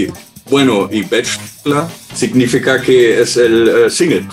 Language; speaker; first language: Spanish; non-native, learner; German